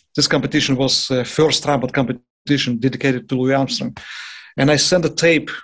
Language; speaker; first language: English; non-native, fluent; Russian